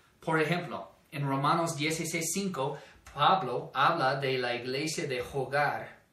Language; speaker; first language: Spanish; non-native, fluent; English